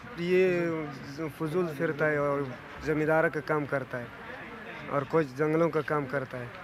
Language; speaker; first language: Urdu; non-native, local second language; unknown